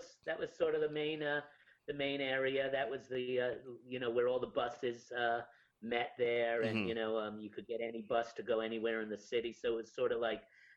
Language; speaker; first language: English; native; English